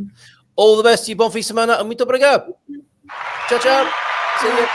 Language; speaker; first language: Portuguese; non-native, learner; English